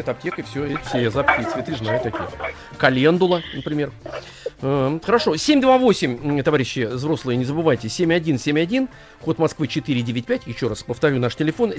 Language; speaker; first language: Russian; native; Russian